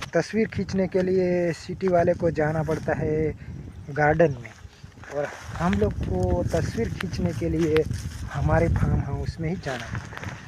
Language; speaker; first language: Hindi; non-native, local second language; Gujarati